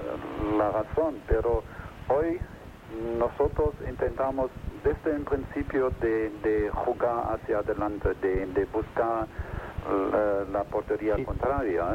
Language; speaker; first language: Spanish; non-native, fluent; German